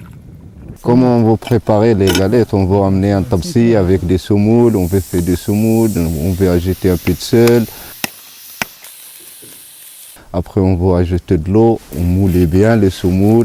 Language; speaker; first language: French; non-native, learner; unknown